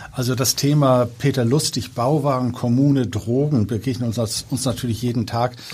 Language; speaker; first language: German; early bilingual, other home language; Danish